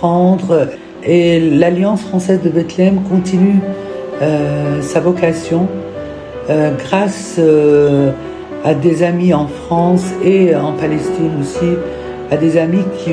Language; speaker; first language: French; non-native, fluent; Arabic